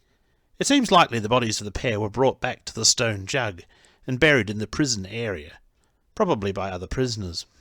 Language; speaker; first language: English; native; English